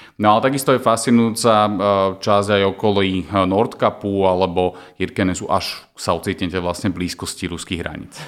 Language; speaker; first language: Slovak; native; Slovak